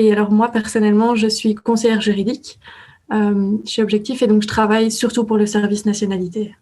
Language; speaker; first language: French; native; French